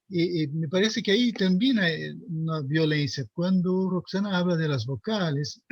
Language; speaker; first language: Spanish; non-native, fluent; Portuguese